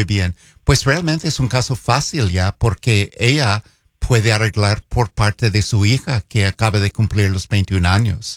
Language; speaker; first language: Spanish; non-native, fluent; English